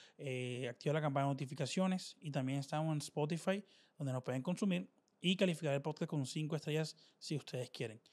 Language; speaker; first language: Spanish; native; Spanish